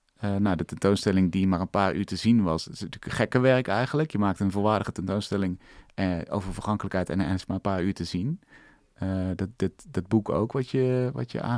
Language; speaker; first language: Dutch; native; Dutch